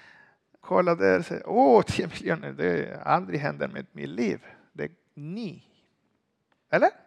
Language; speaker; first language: Swedish; non-native, learner; Spanish